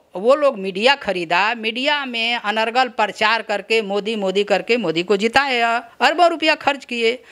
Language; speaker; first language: Hindi; native; Hindi